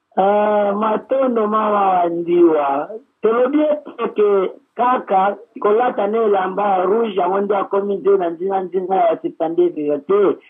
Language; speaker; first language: Lingala; non-native, local second language; Kongo